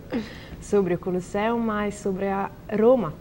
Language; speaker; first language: Portuguese; non-native, learner; Italian